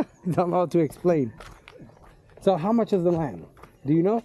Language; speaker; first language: English; non-native, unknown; French